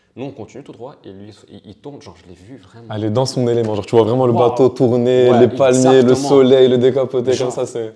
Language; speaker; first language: French; early bilingual, other home language; Italian